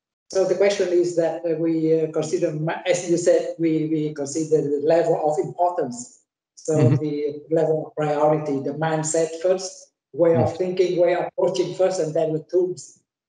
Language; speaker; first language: English; non-native, fluent; Vietnamese